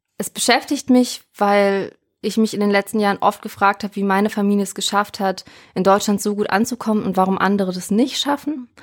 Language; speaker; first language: German; early bilingual, other home language; Russian